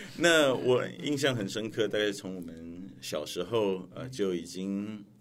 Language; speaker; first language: Chinese; native; Chinese